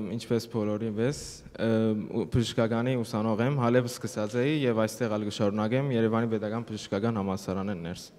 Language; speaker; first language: Armenian; early bilingual, heritage; Armenian